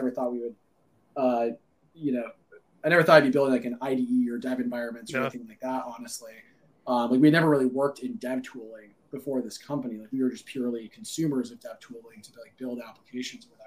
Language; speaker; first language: English; native; English